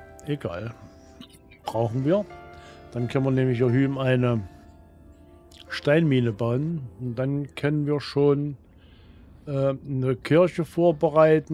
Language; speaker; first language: German; native; German